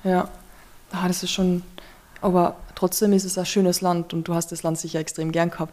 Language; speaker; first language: German; native; German